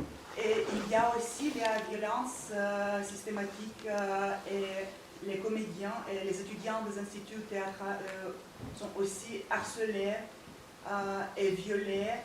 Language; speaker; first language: French; non-native, fluent; Russian